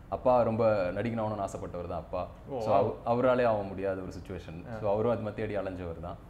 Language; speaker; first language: Tamil; native; Tamil